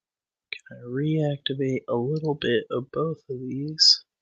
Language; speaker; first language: English; native; English